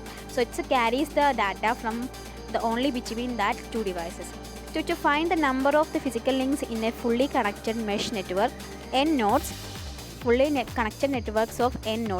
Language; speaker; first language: English; non-native, local second language; Malayalam